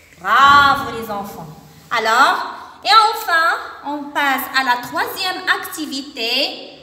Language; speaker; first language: French; non-native, local second language; Arabic